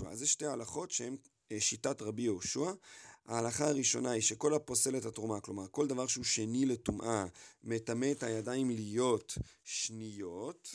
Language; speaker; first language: Hebrew; native; Hebrew